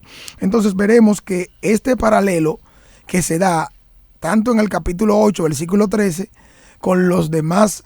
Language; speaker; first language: Spanish; native; Spanish